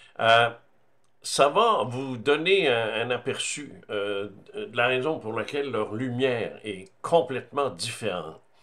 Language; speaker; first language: French; native; French